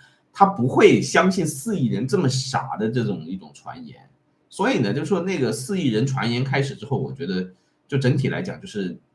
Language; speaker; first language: Chinese; native; Chinese